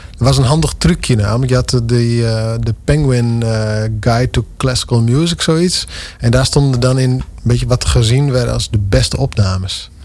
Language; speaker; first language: Dutch; non-native, local second language; Western Frisian